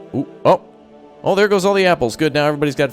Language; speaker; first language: English; native; English